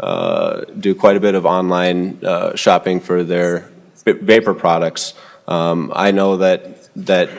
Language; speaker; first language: English; native; English